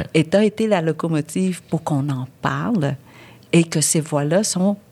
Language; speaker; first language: French; early bilingual, other home language; Vietnamese